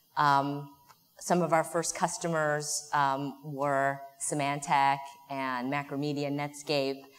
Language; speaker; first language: English; native; English